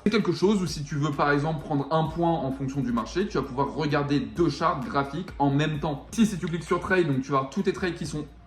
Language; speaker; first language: French; native; French